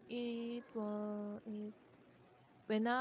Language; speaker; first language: English; non-native, learner; Korean